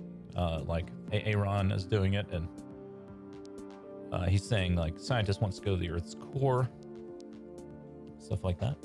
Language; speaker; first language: English; native; English